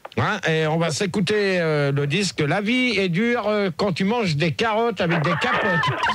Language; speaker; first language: French; native; French